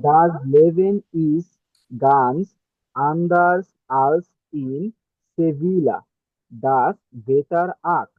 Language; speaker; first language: German; non-native, learner; Bangla